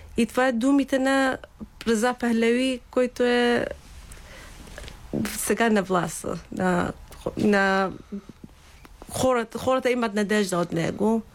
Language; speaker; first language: Bulgarian; non-native, learner; Persian